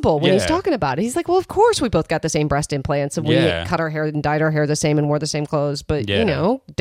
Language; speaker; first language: English; native; English